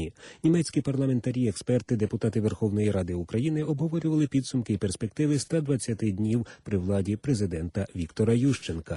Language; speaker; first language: Ukrainian; native; Ukrainian